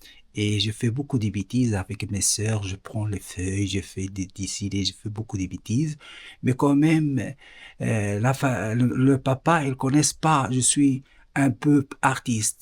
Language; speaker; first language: French; non-native, learner; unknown